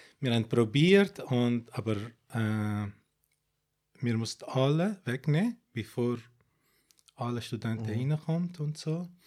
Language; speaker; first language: German; non-native, fluent; Arabic